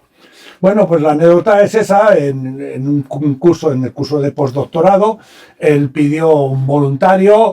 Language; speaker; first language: Spanish; native; Spanish